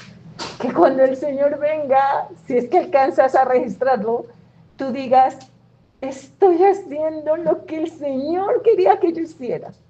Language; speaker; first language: Spanish; native; Spanish